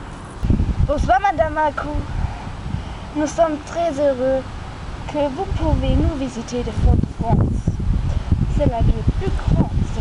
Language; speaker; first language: French; non-native, learner; German